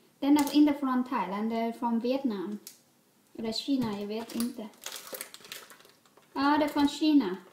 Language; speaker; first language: Swedish; non-native, learner; Thai